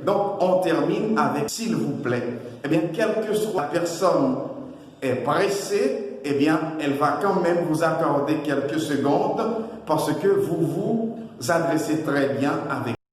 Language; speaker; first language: French; non-native, local second language; Haitian Creole